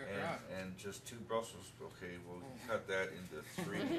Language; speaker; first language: English; native; English